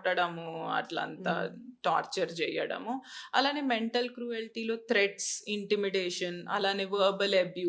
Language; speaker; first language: Telugu; native; Telugu